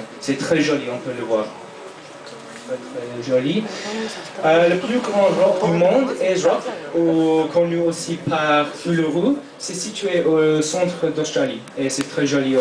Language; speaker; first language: French; non-native, fluent; English